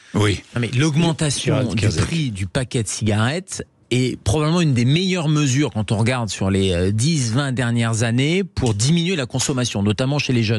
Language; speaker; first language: French; native; French